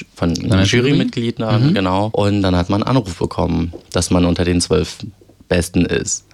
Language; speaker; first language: German; early bilingual, other home language; Albanian